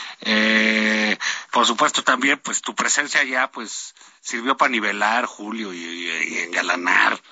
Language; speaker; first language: Spanish; native; Spanish